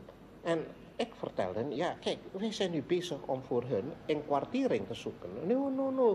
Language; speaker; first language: Dutch; non-native, local second language; Indonesian